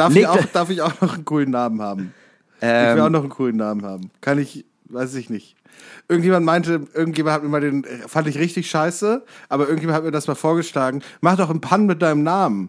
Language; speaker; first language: German; native; German